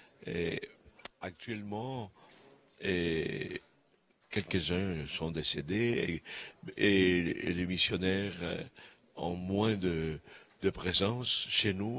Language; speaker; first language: French; non-native, fluent; Spanish